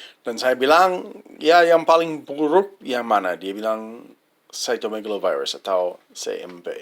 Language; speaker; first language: Indonesian; non-native, fluent; English